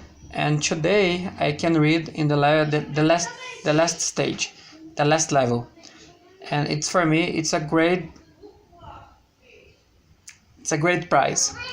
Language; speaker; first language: English; non-native, learner; Portuguese